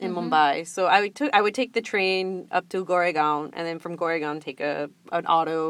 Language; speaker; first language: English; native; English